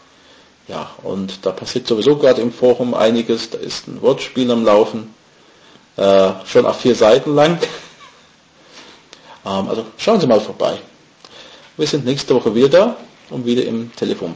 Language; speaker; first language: German; non-native, fluent; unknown